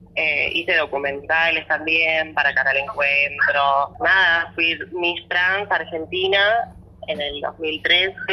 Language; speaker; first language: Spanish; native; Spanish